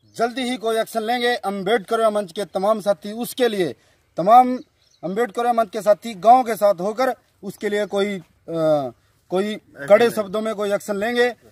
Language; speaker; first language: Hindi; native; Hindi